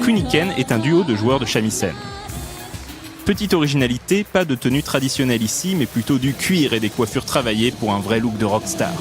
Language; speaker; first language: French; native; French